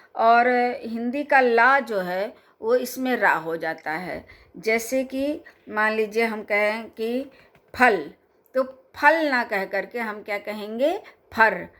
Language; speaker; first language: Hindi; native; Hindi